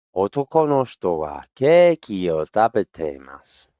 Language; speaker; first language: Japanese; non-native, learner; English